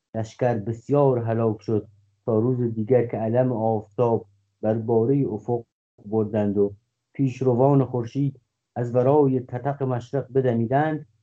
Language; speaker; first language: Persian; non-native, local second language; Kurdish